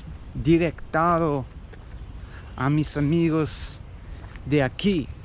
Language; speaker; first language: Spanish; non-native, learner; English